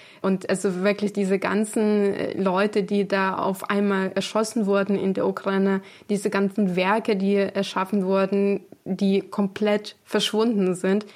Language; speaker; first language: German; non-native, fluent; Ukrainian